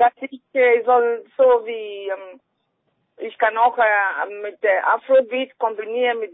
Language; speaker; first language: German; non-native, fluent; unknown